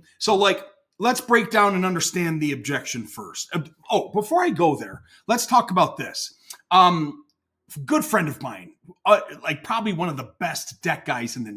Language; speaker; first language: English; native; English